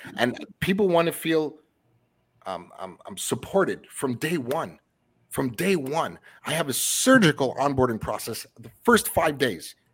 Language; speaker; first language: English; early bilingual, other home language; French